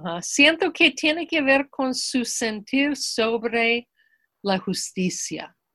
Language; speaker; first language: Spanish; non-native, fluent; English